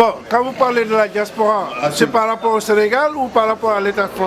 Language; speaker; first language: French; non-native, local second language; Wolof